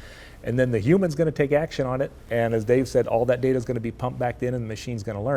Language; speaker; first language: English; native; English